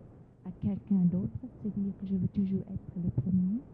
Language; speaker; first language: French; non-native, fluent; Vietnamese